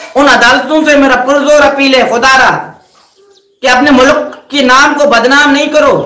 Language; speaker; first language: Urdu; non-native, local second language; Sindhi